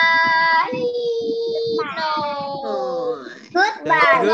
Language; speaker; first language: English; non-native, learner; Vietnamese